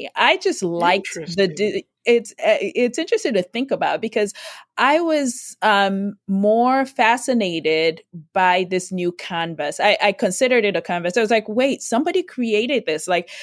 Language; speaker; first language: English; non-native, local second language; Yoruba